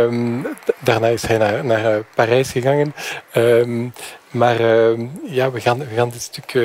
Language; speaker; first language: Dutch; non-native, fluent; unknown